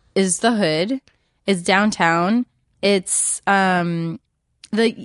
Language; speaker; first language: English; native; English